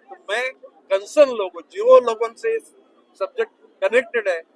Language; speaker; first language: Hindi; non-native, local second language; Marathi